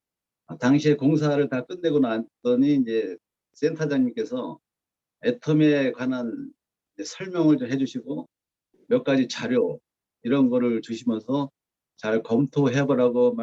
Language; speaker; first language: Korean; native; Korean